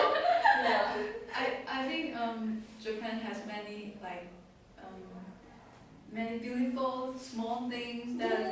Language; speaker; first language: English; non-native, learner; Chinese